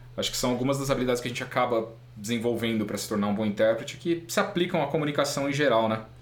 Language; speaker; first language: Portuguese; native; Portuguese